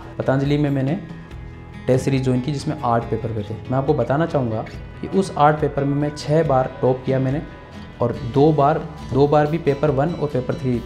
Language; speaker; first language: Hindi; native; Hindi